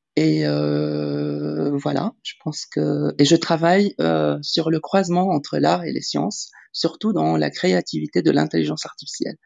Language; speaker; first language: French; non-native, local second language; Arabic